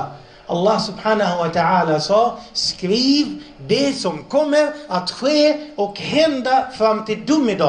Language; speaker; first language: Swedish; non-native, local second language; Arabic